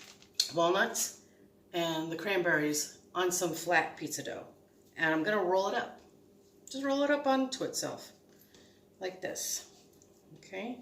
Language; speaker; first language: English; native; English